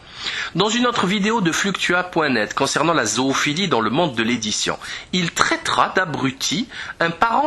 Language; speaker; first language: French; native; French